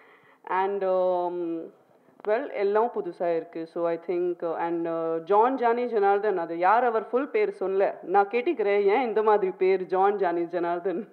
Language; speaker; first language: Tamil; non-native, fluent; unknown